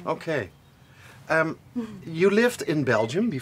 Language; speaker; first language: English; non-native, fluent; Dutch